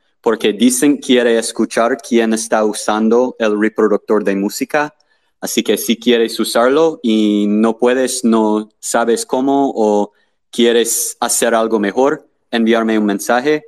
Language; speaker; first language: Spanish; non-native, learner; English